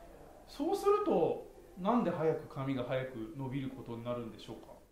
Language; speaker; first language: Japanese; native; Japanese